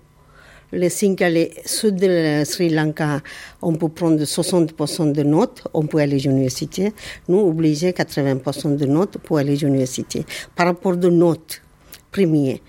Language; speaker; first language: French; non-native, learner; Tamil